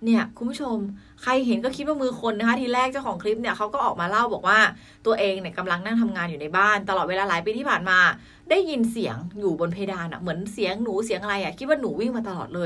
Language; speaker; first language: Thai; native; Thai